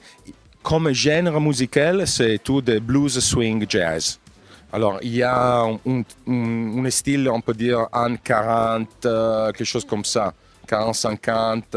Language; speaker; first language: French; non-native, fluent; Italian